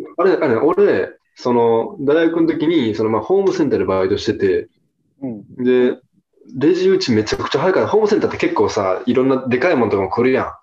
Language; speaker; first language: Japanese; native; Japanese